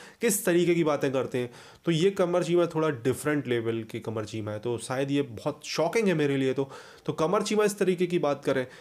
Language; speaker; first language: Hindi; native; Hindi